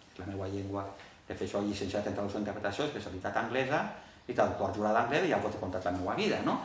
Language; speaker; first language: Catalan; early bilingual, heritage; Catalan